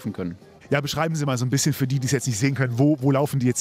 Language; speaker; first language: German; native; German